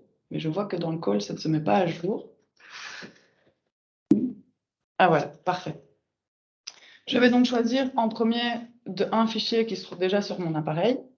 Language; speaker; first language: French; native; French